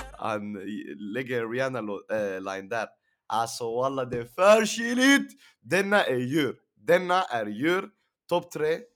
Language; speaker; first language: Swedish; early bilingual, other home language; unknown